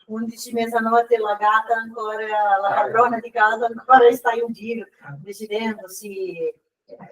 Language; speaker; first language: Italian; non-native, fluent; Portuguese